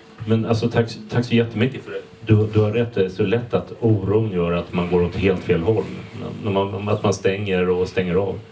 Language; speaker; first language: Swedish; native; Swedish